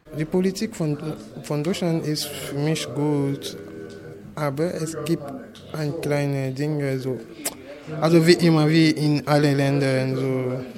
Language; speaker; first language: German; non-native, learner; French